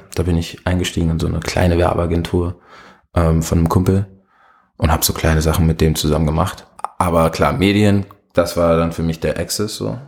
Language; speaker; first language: German; early bilingual, other home language; Arabic